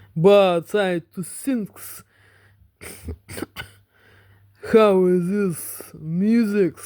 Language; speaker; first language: English; non-native, learner; Russian